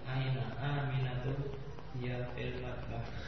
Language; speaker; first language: Arabic; non-native, learner; Indonesian